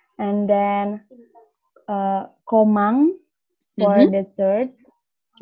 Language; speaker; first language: English; non-native, learner; Indonesian